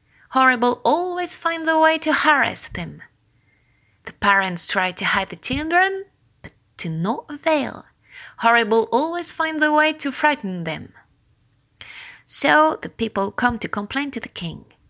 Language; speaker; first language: English; non-native, fluent; French